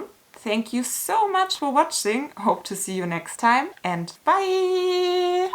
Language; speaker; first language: English; non-native, fluent; German